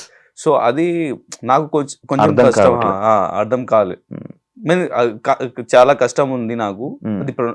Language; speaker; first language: Telugu; non-native, learner; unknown